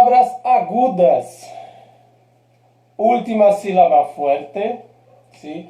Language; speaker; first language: Spanish; non-native, fluent; Portuguese